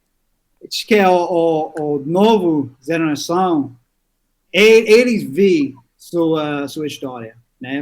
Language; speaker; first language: Portuguese; non-native, learner; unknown